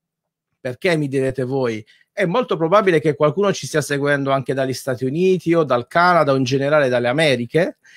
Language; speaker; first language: Italian; native; Italian